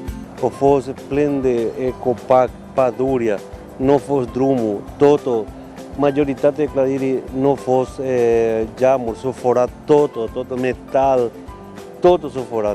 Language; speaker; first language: Romanian; non-native, learner; Spanish